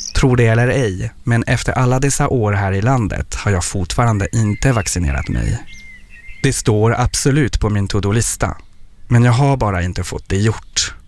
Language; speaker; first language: Swedish; non-native, fluent; French